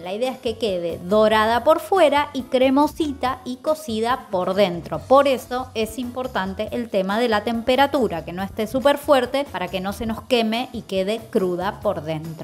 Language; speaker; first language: Spanish; native; Spanish